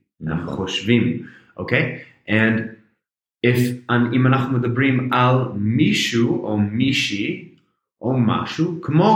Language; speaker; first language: Hebrew; non-native, fluent; English